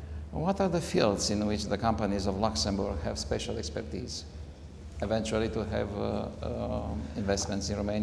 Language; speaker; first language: English; non-native, fluent; Romanian